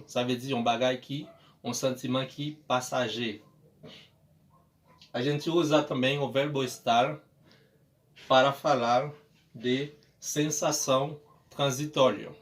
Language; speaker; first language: Portuguese; non-native, learner; Haitian Creole